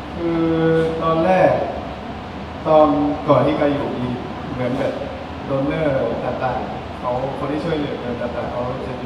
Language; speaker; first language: Thai; non-native, fluent; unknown